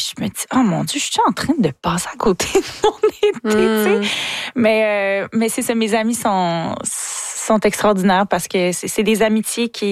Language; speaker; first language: French; native; French